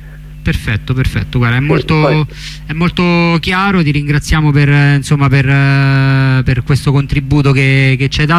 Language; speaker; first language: Italian; native; Italian